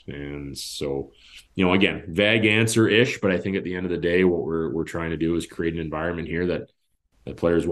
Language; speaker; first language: English; native; English